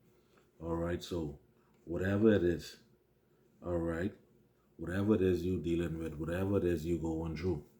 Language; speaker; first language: English; native; English